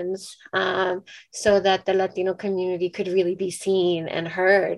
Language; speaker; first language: English; native; English